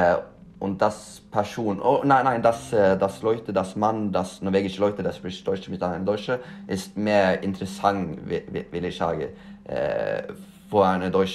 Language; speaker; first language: German; non-native, learner; Norwegian